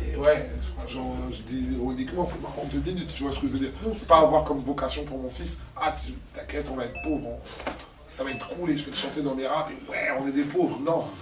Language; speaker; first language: French; non-native, local second language; Lingala